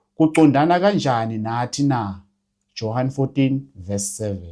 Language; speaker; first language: Zulu; non-native, local second language; Swati